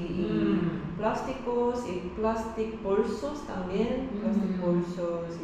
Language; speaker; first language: Spanish; non-native, learner; Korean